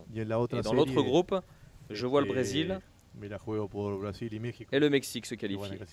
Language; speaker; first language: French; non-native, fluent; Spanish